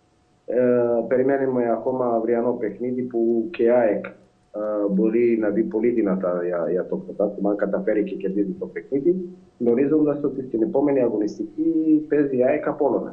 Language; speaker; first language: Greek; non-native, fluent; Serbian